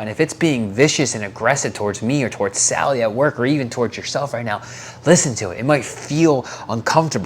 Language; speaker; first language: English; native; English